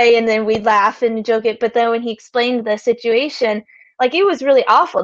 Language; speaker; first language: English; native; English